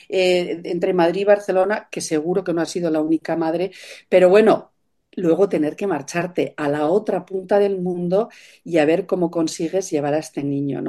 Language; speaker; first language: Spanish; native; Spanish